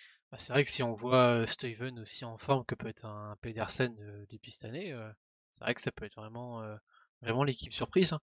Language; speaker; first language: French; native; French